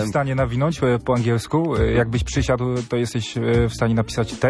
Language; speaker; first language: Polish; native; Polish